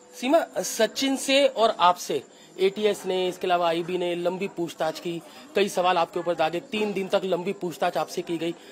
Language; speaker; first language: Hindi; native; Hindi